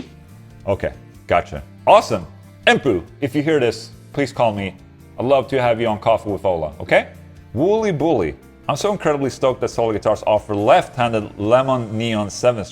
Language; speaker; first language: English; non-native, fluent; Swedish